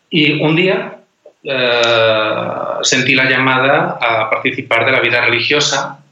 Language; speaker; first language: Spanish; native; Spanish